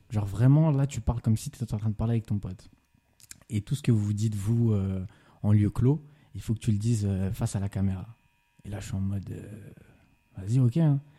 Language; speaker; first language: French; native; French